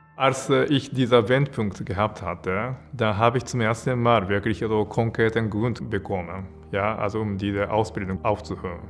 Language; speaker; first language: German; non-native, fluent; Japanese